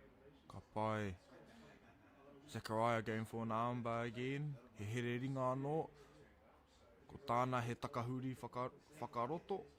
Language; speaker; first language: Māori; non-native, local second language; English